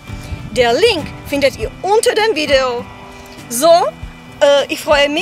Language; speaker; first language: German; non-native, fluent; Czech